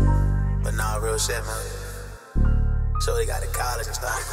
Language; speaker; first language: English; native; English